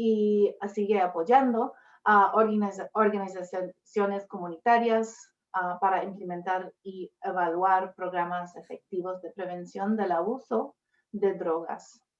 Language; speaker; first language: Spanish; non-native, fluent; English